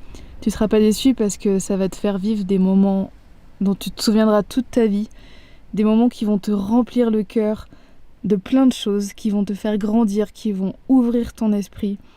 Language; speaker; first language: French; native; French